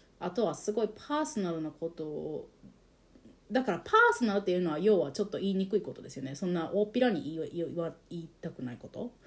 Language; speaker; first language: Japanese; native; Japanese